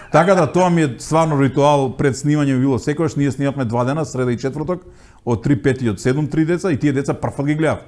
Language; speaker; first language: Macedonian; native; Macedonian